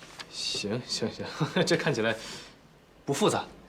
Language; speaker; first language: Chinese; native; Chinese